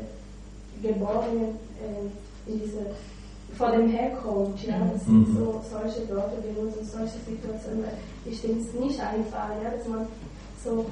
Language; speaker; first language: German; non-native, fluent; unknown